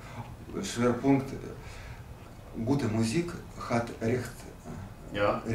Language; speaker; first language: German; non-native, learner; Russian